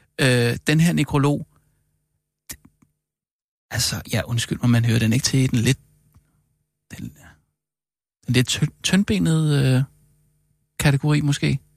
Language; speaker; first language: Danish; native; Danish